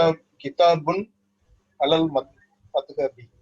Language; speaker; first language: Arabic; non-native, learner; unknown